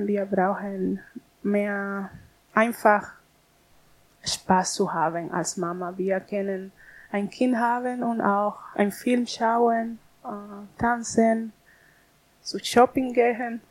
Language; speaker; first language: German; non-native, learner; Spanish